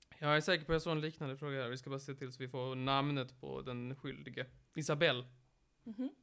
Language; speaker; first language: Swedish; native; Swedish